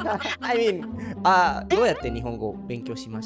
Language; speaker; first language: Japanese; non-native, fluent; Spanish